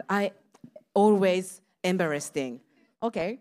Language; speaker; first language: English; non-native, learner; Japanese